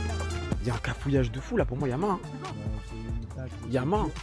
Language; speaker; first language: French; native; French